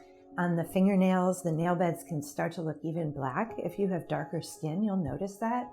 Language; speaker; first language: English; native; English